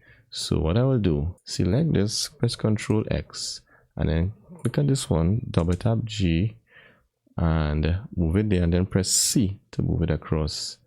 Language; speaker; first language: English; native; English